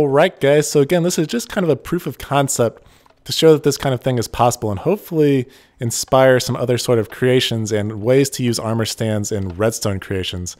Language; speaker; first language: English; native; English